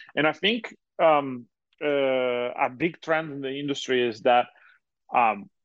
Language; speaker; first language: English; non-native, fluent; Italian